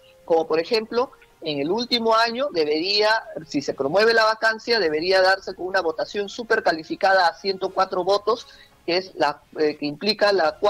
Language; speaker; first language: Spanish; native; Spanish